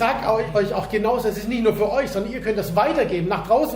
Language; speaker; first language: German; native; German